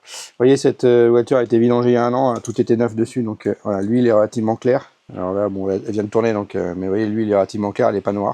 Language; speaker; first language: French; native; French